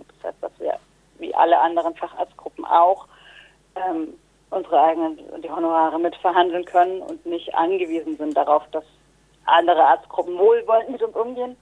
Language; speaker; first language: German; native; German